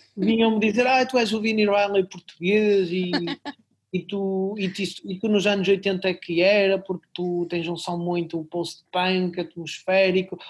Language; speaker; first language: Portuguese; native; Portuguese